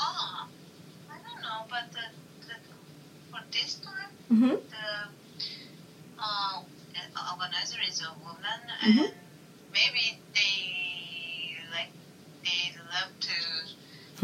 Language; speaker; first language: English; non-native, learner; Japanese